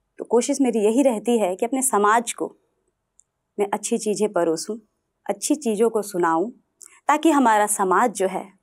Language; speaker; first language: Hindi; non-native, local second language; Bhojpuri